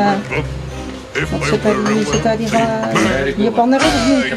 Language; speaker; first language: Dutch; native; Dutch